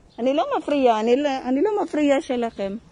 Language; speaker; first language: Hebrew; non-native, learner; Filipino